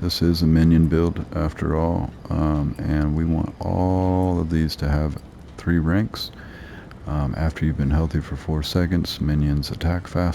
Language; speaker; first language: English; native; English